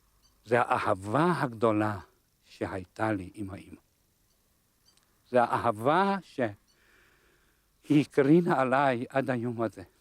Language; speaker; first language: Hebrew; non-native, fluent; Hungarian